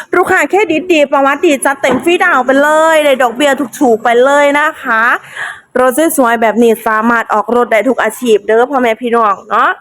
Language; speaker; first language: Thai; native; Thai